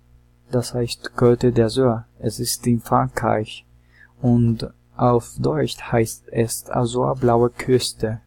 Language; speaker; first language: German; non-native, learner; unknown